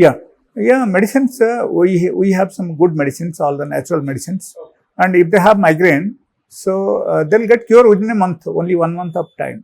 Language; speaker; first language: English; non-native, local second language; Telugu